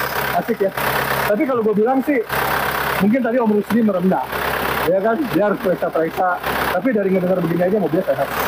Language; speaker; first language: Indonesian; native; Indonesian